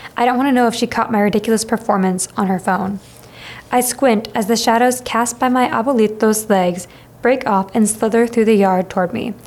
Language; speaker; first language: English; native; English